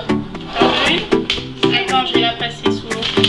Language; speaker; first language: French; native; French